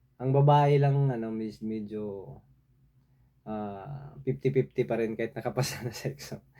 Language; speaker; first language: Filipino; non-native, local second language; Cebuano